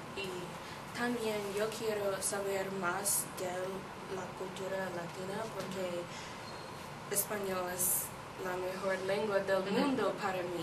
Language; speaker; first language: Spanish; non-native, learner; English